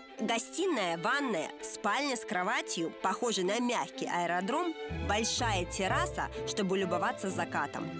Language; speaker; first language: Russian; native; Russian